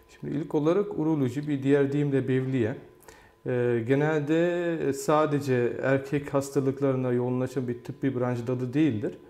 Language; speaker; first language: Turkish; early bilingual, heritage; Turkish